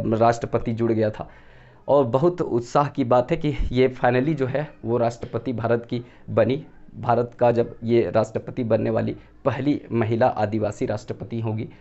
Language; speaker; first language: Hindi; native; Hindi